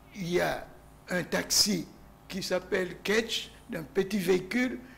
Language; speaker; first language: French; non-native, local second language; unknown